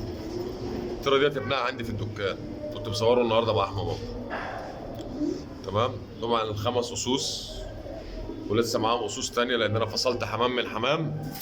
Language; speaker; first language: Arabic; native; Arabic